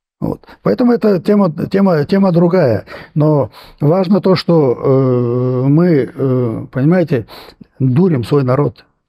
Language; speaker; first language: Russian; non-native, local second language; Armenian